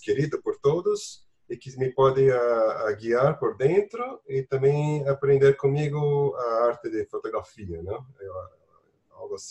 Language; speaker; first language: Spanish; non-native, learner; Portuguese